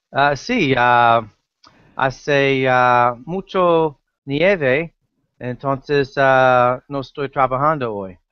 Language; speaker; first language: Spanish; non-native, learner; English